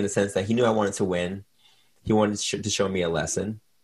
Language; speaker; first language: English; native; English